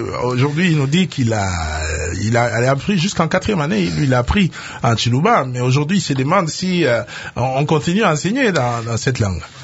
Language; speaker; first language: French; non-native, local second language; Lingala